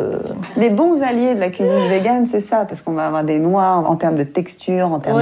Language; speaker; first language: French; native; French